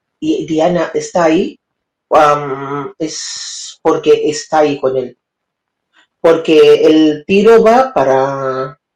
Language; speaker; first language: Spanish; non-native, learner; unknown